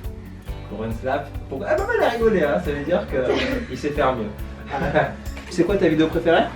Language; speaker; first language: French; native; French